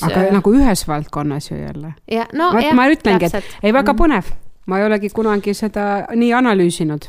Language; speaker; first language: Estonian; non-native, local second language; Russian